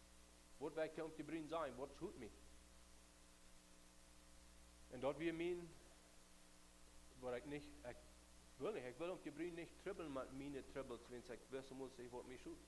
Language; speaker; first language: German; non-native, learner; Plautdietsch